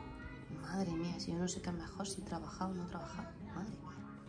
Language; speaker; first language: Spanish; native; Spanish